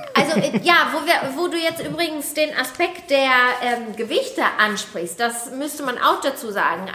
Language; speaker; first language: German; native; German